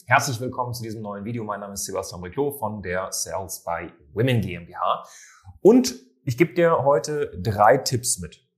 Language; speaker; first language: German; native; German